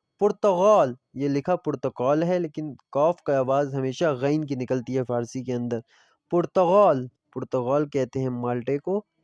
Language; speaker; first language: Urdu; non-native, local second language; Punjabi